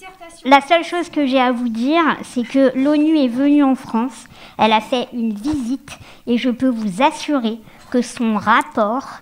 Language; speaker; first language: French; native; French